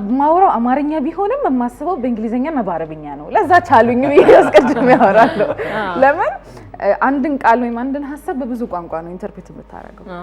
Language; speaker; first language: Amharic; early bilingual, heritage; Arabic